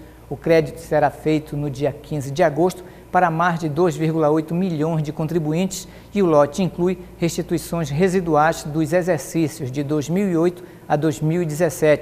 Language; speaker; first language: Portuguese; native; Portuguese